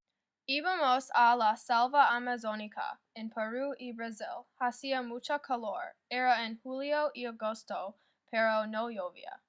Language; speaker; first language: Spanish; non-native, learner; English